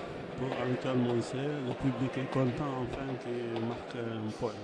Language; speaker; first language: French; native; French